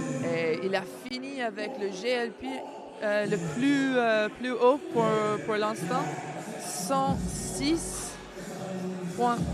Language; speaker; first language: French; non-native, fluent; English